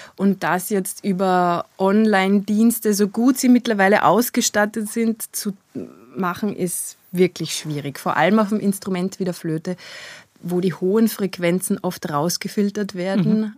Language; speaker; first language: German; native; German